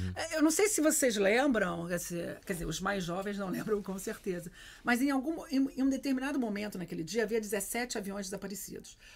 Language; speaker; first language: Portuguese; native; Portuguese